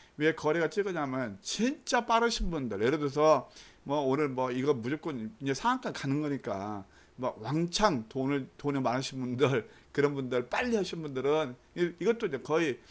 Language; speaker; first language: Korean; native; Korean